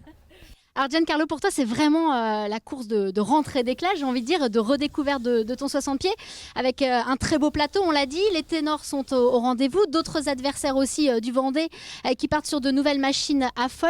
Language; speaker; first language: French; native; French